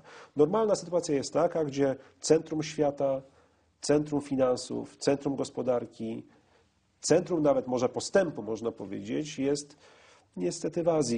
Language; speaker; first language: Polish; native; Polish